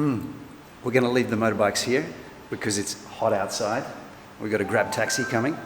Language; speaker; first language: English; native; English